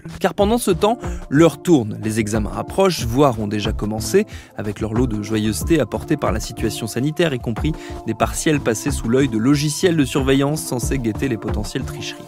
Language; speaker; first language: French; native; French